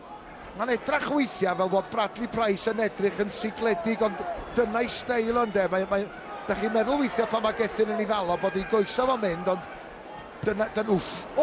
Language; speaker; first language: Welsh; native; Welsh